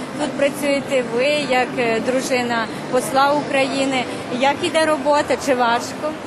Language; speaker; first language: Ukrainian; early bilingual, heritage; Ukrainian